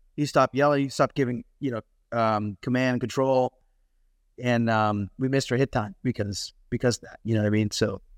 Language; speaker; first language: English; native; English